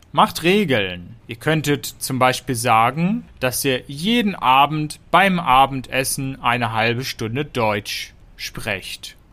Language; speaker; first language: German; native; German